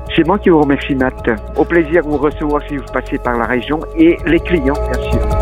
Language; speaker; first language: French; early bilingual, other home language; Lao